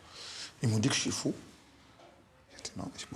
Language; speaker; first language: French; non-native, local second language; Fula